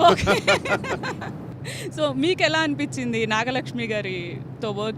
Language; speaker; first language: Telugu; native; Telugu